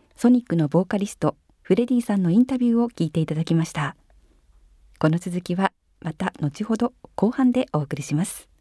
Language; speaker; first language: Japanese; native; Japanese